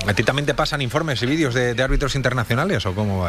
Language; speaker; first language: Spanish; native; Spanish